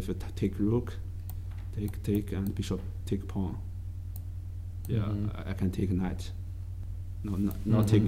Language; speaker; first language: English; non-native, learner; Chinese